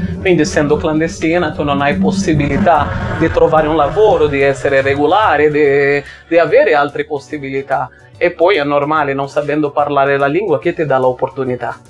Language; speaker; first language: Italian; non-native, fluent; Portuguese